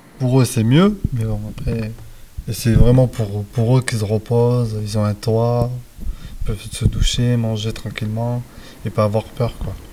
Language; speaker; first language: French; native; French